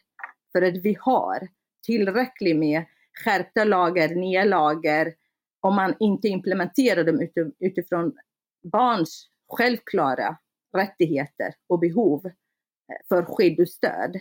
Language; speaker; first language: Swedish; non-native, fluent; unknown